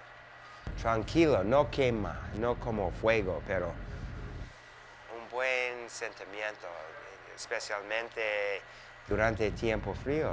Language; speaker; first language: Spanish; non-native, learner; English